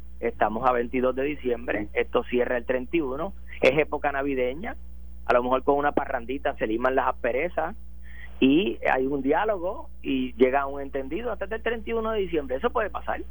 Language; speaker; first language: Spanish; native; Spanish